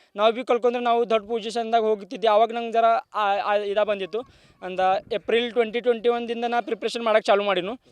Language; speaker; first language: Kannada; non-native, local second language; Marathi